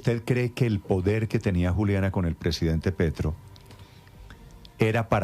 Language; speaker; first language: Spanish; native; Spanish